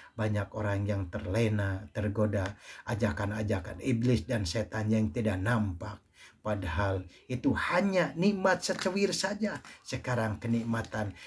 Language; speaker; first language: Indonesian; native; Indonesian